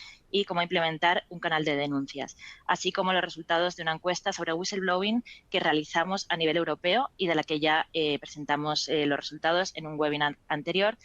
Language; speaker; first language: Spanish; native; Spanish